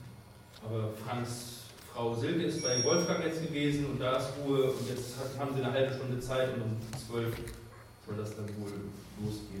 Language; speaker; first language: German; native; German